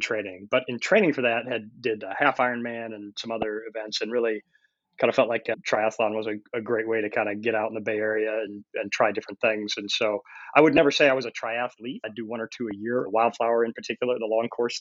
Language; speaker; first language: English; native; English